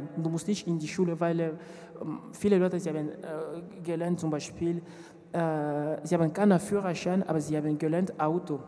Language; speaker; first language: German; non-native, learner; French